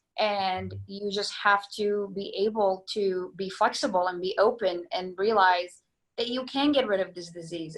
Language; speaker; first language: English; non-native, fluent; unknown